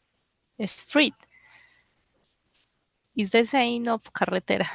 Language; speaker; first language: English; non-native, learner; Spanish